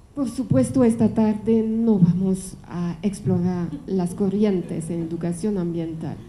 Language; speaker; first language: Spanish; non-native, fluent; French